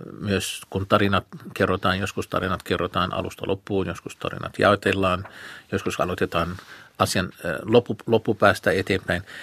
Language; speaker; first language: Finnish; non-native, fluent; Arabic